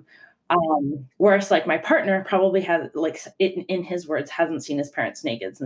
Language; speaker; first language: English; non-native, fluent; Italian